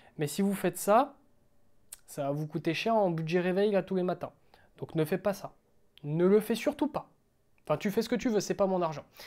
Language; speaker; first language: French; native; French